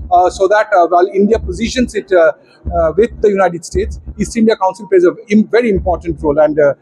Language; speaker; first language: English; non-native, local second language; Bangla